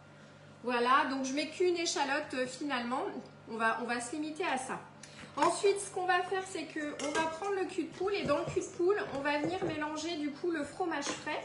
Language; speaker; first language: French; native; French